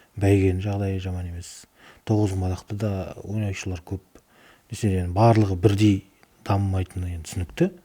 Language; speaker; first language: Kazakh; native; Kazakh